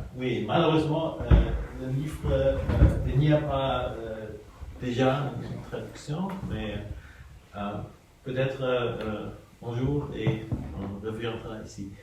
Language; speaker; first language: French; non-native, fluent; German